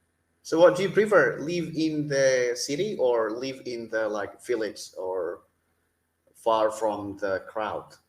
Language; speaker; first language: English; non-native, learner; Indonesian